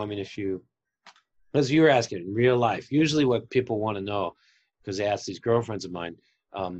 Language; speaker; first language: English; native; English